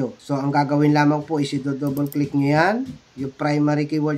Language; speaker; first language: Filipino; native; Filipino